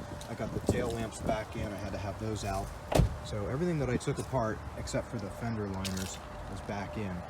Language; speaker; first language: English; native; English